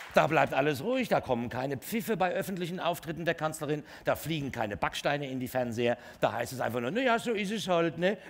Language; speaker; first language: German; native; German